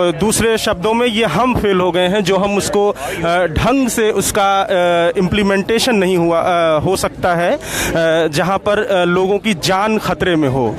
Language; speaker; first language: Hindi; native; Hindi